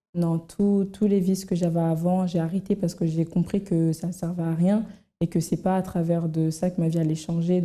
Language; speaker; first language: French; native; French